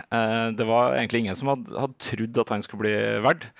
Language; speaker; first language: Norwegian; native; Norwegian